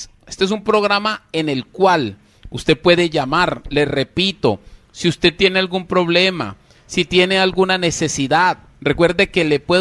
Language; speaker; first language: Spanish; native; Spanish